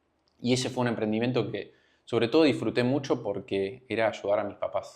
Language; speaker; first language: Spanish; native; Spanish